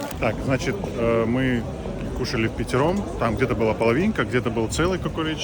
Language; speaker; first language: Russian; native; Russian